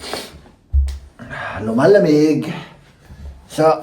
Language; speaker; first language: Filipino; native; Filipino